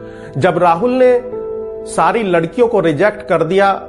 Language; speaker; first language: Hindi; native; Hindi